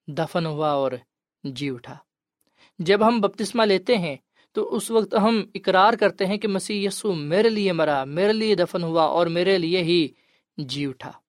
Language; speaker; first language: Urdu; non-native, local second language; Punjabi